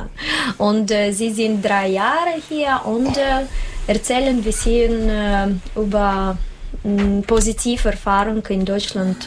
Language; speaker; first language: German; non-native, learner; Russian